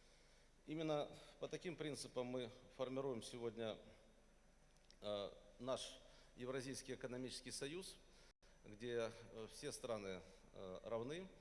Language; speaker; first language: Russian; native; Russian